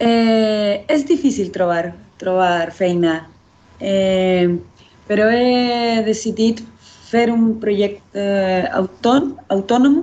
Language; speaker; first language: Catalan; non-native, learner; Spanish